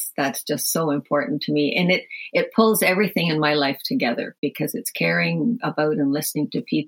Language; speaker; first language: English; native; English